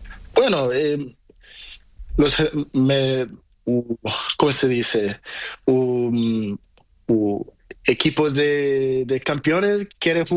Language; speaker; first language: Spanish; non-native, learner; Portuguese